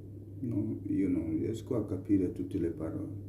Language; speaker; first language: Italian; non-native, learner; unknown